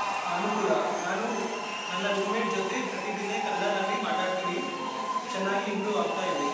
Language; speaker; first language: Kannada; non-native, learner; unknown